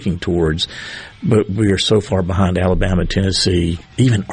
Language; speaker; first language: English; native; English